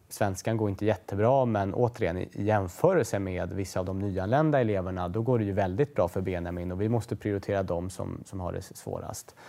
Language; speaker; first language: Swedish; native; Swedish